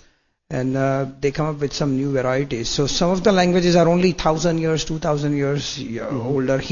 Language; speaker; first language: English; non-native, local second language; Gujarati